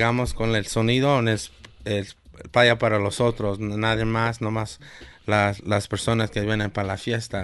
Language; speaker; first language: Spanish; early bilingual, heritage; Spanish